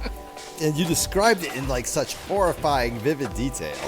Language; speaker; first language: English; native; English